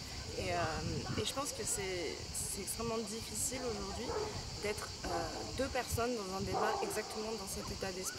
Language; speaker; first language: French; native; French